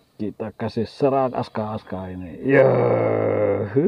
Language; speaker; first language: Malay; native; Malay